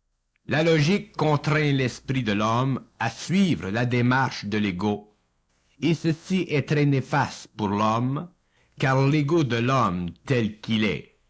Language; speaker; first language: French; native; French